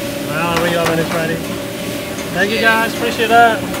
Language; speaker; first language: English; non-native, fluent; Indonesian